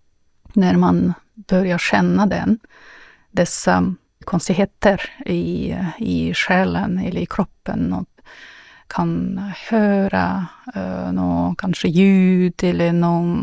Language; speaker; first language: Swedish; non-native, fluent; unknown